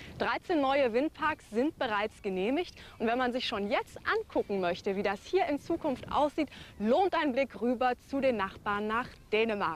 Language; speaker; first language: German; native; German